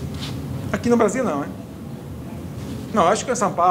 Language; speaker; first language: Portuguese; non-native, fluent; Italian